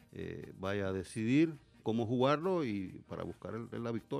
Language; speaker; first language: Spanish; native; Spanish